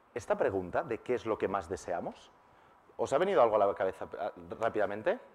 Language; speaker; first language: Spanish; native; Spanish